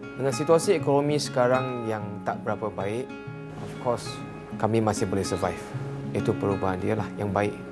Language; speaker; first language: Malay; non-native, local second language; Chinese